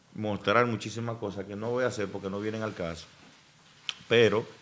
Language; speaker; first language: Spanish; native; Spanish